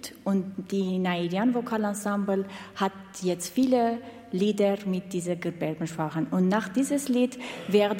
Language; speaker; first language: German; non-native, fluent; Armenian